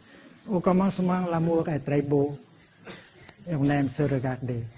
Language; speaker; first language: French; non-native, fluent; Vietnamese